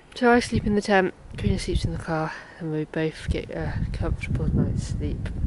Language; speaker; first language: English; native; English